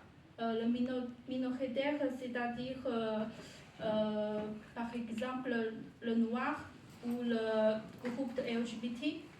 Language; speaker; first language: French; non-native, learner; Chinese